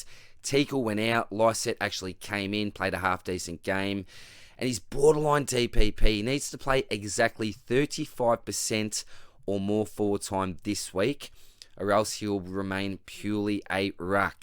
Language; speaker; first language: English; native; English